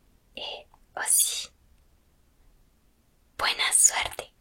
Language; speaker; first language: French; non-native, fluent; Spanish